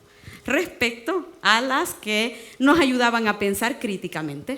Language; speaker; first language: Spanish; native; Spanish